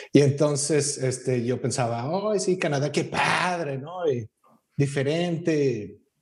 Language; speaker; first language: Spanish; native; Spanish